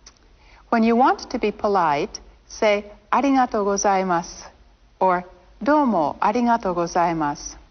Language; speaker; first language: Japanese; non-native, fluent; English